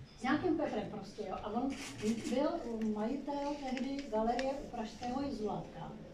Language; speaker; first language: Czech; non-native, fluent; Hindi